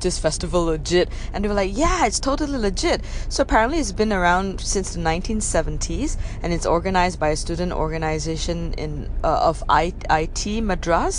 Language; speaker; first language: English; non-native, local second language; Min Nan Chinese